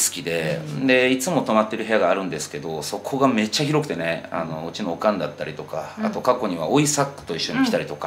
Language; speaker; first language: Japanese; native; Japanese